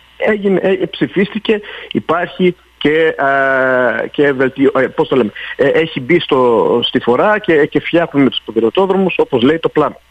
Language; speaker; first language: Greek; early bilingual, heritage; Greek